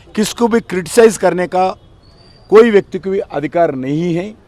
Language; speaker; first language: Hindi; non-native, local second language; Telugu